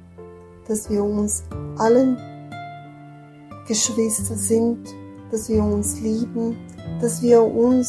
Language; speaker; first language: German; non-native, fluent; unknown